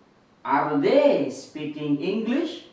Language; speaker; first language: English; non-native, fluent; Indonesian